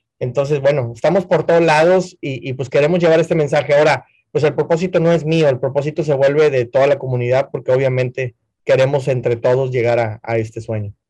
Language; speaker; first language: Spanish; native; Spanish